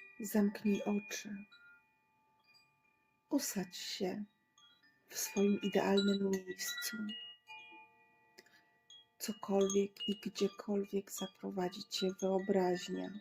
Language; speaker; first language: Polish; native; Polish